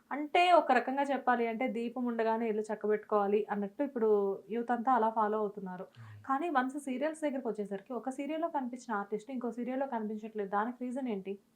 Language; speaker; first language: Telugu; native; Telugu